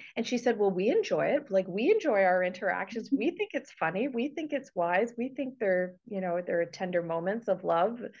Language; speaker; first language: English; native; English